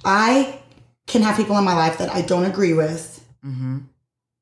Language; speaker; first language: English; early bilingual, other home language; Spanish